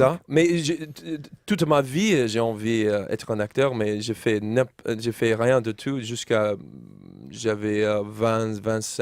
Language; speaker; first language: French; non-native, learner; English